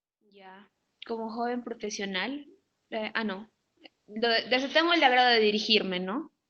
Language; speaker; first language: Spanish; native; Spanish